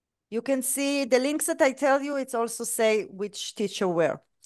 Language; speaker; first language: English; non-native, fluent; Hebrew